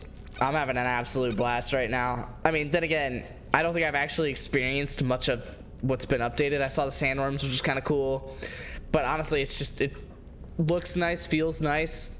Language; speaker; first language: English; native; English